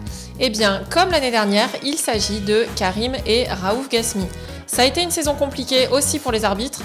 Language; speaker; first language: French; native; French